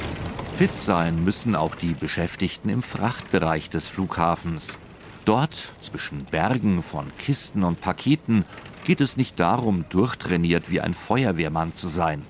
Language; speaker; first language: German; native; German